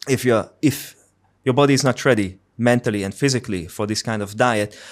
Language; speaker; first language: English; non-native, fluent; Hungarian